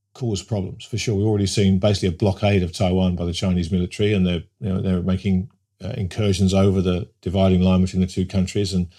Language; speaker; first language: English; native; English